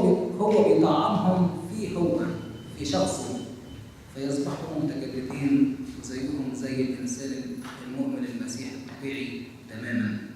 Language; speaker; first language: Arabic; native; Arabic